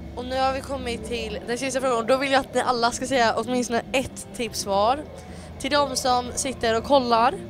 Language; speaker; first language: Swedish; native; Swedish